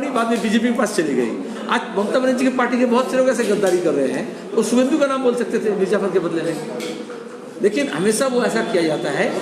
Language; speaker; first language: Hindi; non-native, local second language; Bangla